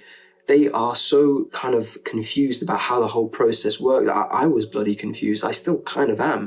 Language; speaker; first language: English; native; English